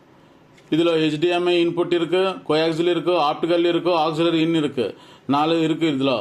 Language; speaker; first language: Tamil; non-native, local second language; Telugu